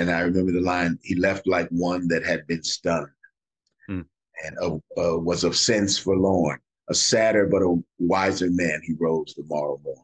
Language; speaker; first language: English; native; English